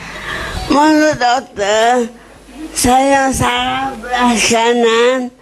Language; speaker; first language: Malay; non-native, local second language; Chinese